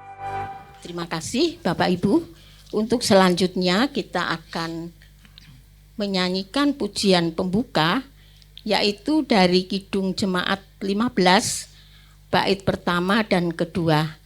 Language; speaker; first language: Indonesian; native; Indonesian